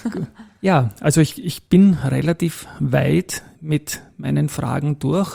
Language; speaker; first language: German; native; German